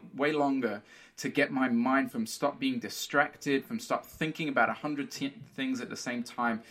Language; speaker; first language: English; early bilingual, other home language; Portuguese